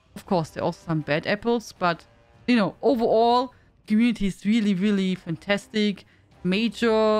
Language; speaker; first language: English; non-native, fluent; German